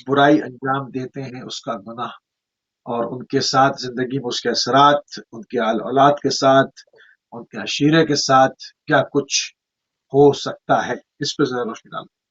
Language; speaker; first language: Urdu; native; Urdu